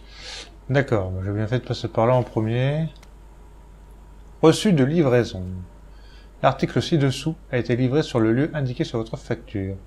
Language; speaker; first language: French; native; French